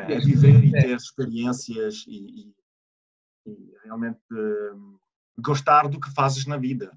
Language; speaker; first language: Portuguese; non-native, fluent; Italian